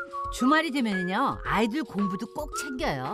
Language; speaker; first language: Korean; native; Korean